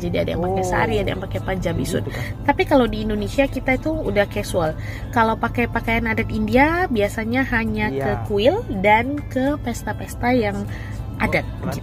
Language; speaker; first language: Indonesian; non-native, local second language; Tamil